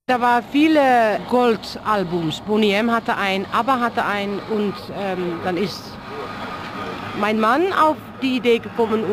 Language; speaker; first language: German; non-native, fluent; Dutch